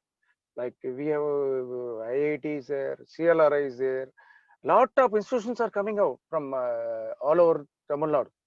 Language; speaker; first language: English; non-native, local second language; Tamil